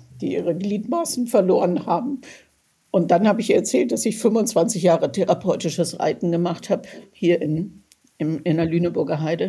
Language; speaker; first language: German; native; German